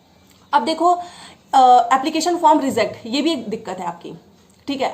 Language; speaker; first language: Hindi; native; Hindi